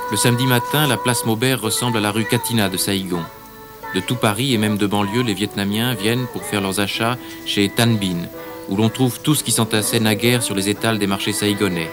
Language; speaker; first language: French; native; French